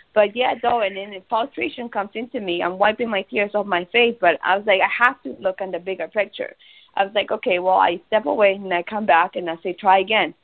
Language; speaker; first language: English; early bilingual, other home language; Spanish